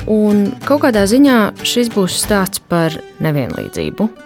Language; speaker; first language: Latvian; native; Latvian